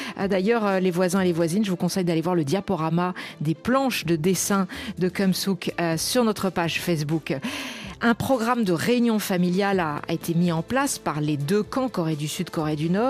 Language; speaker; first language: French; native; French